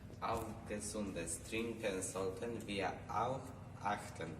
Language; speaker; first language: German; non-native, learner; Polish